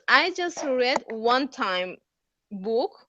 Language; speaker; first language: English; non-native, learner; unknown